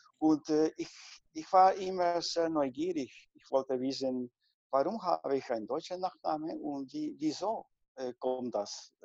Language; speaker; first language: German; non-native, fluent; Spanish